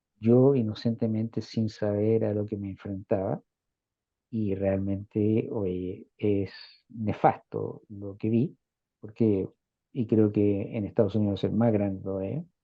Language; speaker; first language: Spanish; native; Spanish